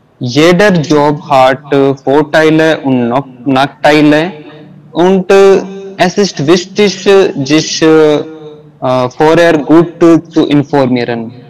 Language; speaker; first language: German; non-native, learner; Hindi